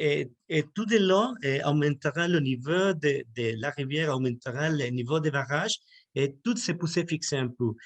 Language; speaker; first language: French; non-native, learner; Spanish